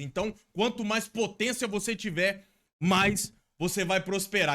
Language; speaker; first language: Portuguese; native; Portuguese